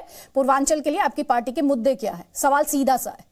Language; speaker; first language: Hindi; native; Hindi